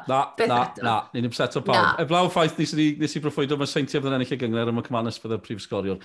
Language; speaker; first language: Welsh; native; Welsh